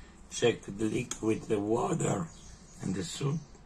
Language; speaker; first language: English; non-native, learner; Italian